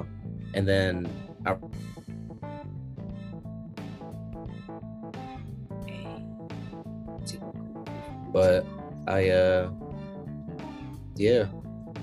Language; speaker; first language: English; native; English